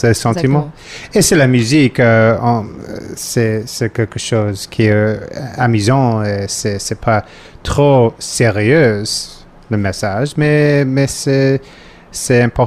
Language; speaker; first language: French; non-native, learner; English